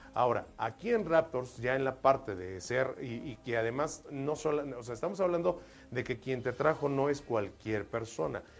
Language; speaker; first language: Spanish; native; Spanish